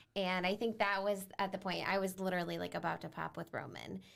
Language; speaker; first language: English; native; English